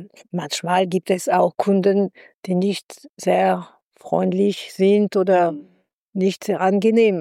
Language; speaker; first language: German; non-native, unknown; French